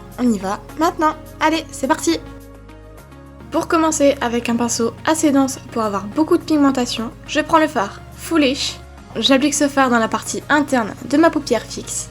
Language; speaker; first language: French; native; French